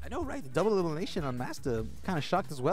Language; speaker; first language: English; native; English